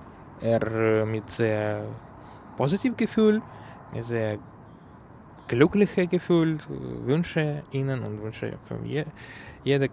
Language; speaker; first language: German; non-native, learner; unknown